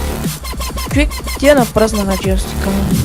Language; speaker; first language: Bulgarian; native; Bulgarian